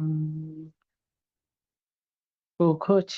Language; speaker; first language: Chinese; non-native, learner; Bangla